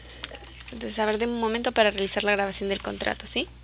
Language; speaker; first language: Spanish; native; Spanish